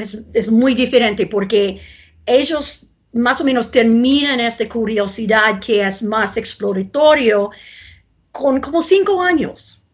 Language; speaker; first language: Spanish; non-native, fluent; English